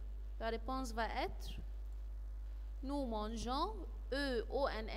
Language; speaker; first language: French; non-native, fluent; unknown